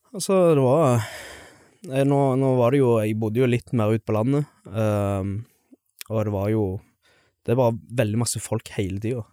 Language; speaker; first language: Norwegian; native; Norwegian